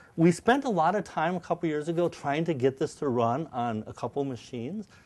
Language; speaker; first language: English; native; English